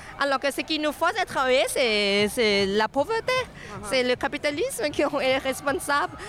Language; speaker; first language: French; non-native, fluent; Thai